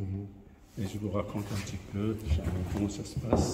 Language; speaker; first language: French; non-native, local second language; Arabic